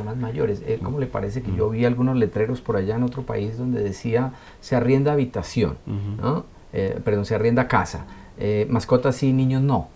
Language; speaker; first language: Spanish; native; Spanish